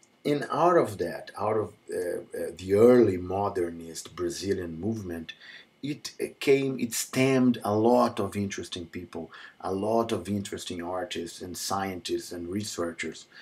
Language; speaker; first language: English; non-native, fluent; Portuguese